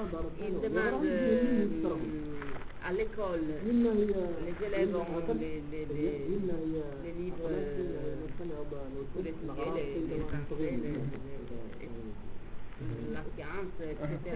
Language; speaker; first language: French; non-native, fluent; Italian